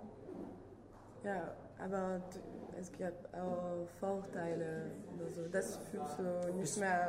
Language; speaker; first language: German; non-native, fluent; French